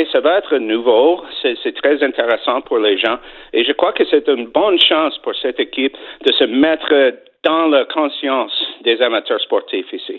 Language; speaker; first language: French; non-native, fluent; English